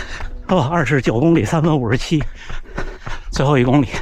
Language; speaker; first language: Chinese; native; Chinese